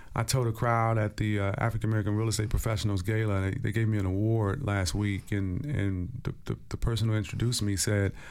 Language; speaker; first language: English; native; English